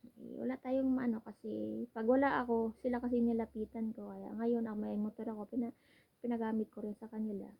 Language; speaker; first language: Filipino; non-native, local second language; Cebuano